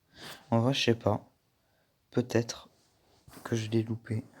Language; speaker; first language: French; native; French